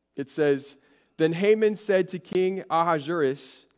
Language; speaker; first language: English; native; English